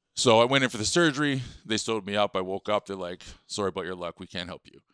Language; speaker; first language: English; native; English